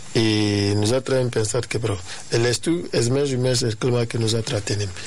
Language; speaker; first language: Catalan; non-native, fluent; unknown